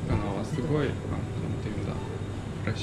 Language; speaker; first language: Japanese; non-native, fluent; Latvian